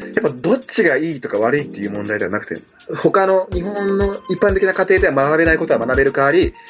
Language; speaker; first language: Japanese; native; Japanese